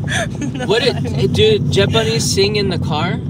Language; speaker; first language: English; native; English